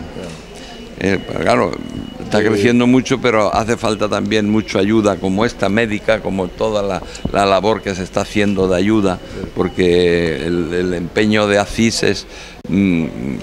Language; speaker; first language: Spanish; native; Spanish